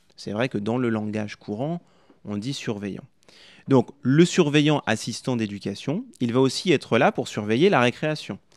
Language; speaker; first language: French; native; French